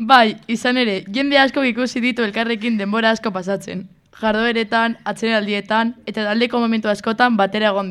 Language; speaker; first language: Basque; non-native, local second language; Spanish